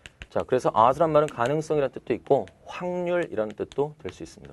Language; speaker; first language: Korean; native; Korean